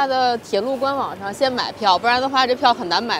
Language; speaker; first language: Chinese; native; Chinese